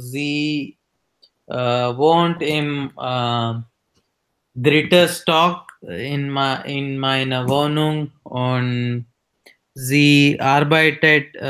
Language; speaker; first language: German; non-native, learner; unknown